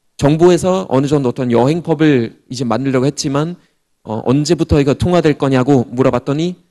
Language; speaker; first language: Korean; non-native, fluent; German